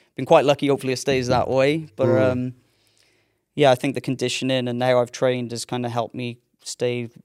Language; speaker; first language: English; native; English